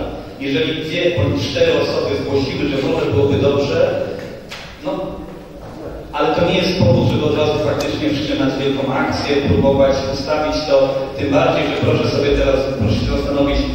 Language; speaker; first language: Polish; native; Polish